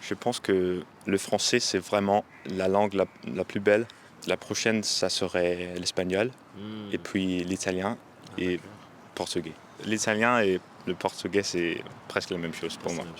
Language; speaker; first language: French; non-native, fluent; Danish